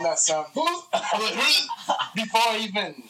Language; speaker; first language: English; native; English